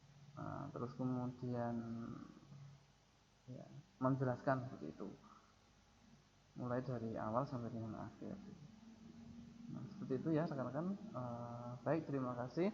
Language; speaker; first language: Indonesian; native; Indonesian